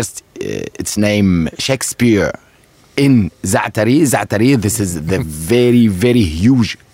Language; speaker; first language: English; non-native, learner; Arabic